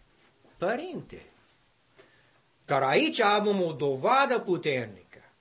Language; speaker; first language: Romanian; non-native, learner; English